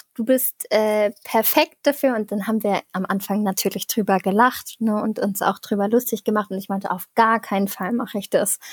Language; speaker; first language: German; native; German